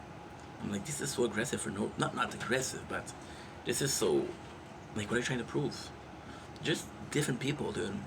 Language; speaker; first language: English; non-native, local second language; French